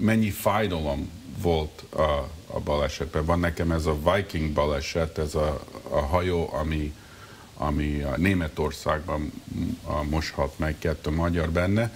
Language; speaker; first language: Hungarian; early bilingual, heritage; Hungarian